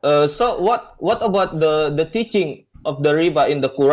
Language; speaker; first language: English; non-native, learner; Indonesian